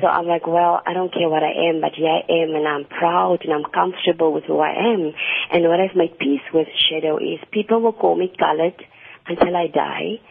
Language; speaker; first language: English; non-native, local second language; Afrikaans